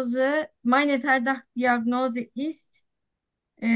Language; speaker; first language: German; non-native, learner; Turkish